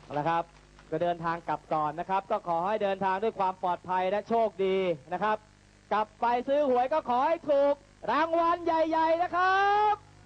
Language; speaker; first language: Thai; native; Thai